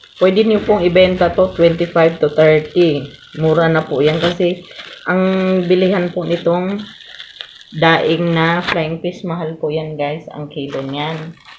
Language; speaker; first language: Filipino; non-native, local second language; Cebuano